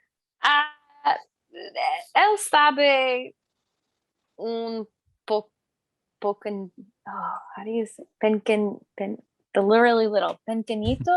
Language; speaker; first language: Spanish; non-native, learner; English